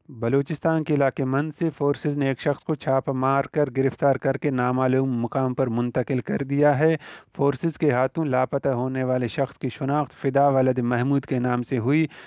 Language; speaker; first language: Urdu; non-native, local second language; Baluchi